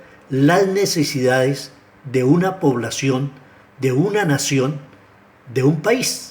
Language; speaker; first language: Spanish; native; Spanish